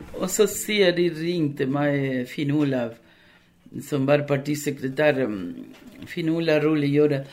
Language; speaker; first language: Norwegian; non-native, fluent; Spanish